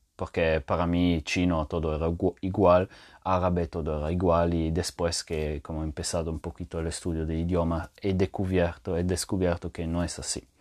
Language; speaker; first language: Spanish; non-native, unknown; French